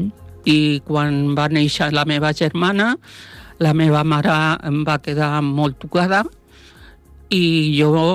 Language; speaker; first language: Catalan; non-native, local second language; Spanish